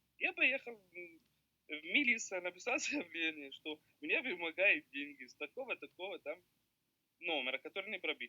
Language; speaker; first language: Russian; non-native, learner; Arabic